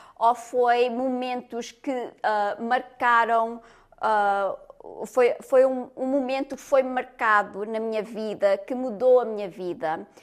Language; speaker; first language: Portuguese; early bilingual, other home language; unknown